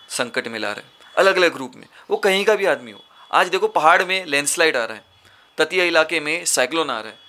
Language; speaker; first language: Hindi; native; Hindi